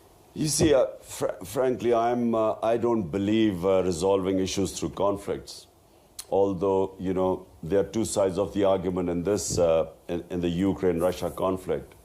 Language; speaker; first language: English; non-native, local second language; Urdu